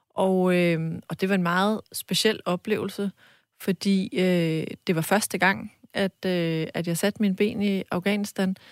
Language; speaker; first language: Danish; early bilingual, other home language; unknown